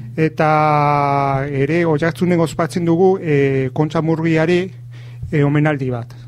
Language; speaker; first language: Basque; early bilingual, other home language; Galician